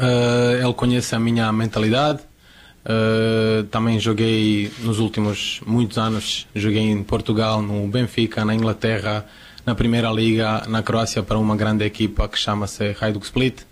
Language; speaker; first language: Portuguese; non-native, fluent; Croatian